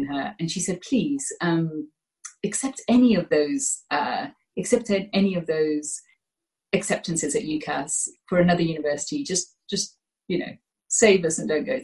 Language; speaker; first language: English; native; English